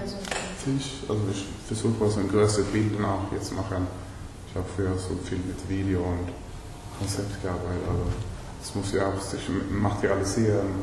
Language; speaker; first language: German; non-native, learner; Swedish